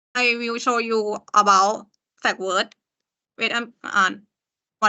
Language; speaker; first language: English; non-native, learner; Thai